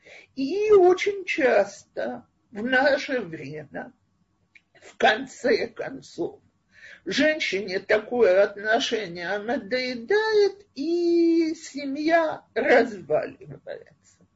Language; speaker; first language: Russian; native; Russian